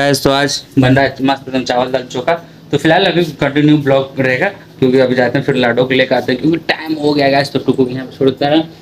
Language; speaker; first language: Hindi; native; Hindi